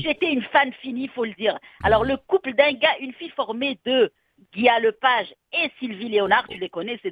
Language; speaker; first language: French; native; French